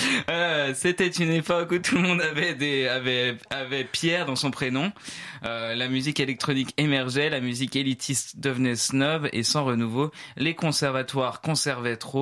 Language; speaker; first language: French; native; French